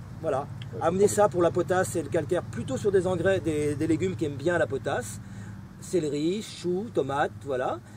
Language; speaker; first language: French; native; French